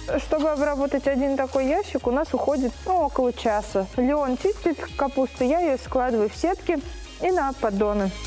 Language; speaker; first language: Russian; native; Russian